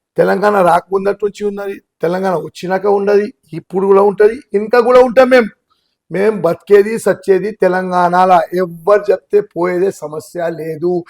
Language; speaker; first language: Telugu; non-native, local second language; Gujarati